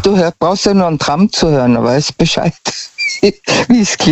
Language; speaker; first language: German; native; German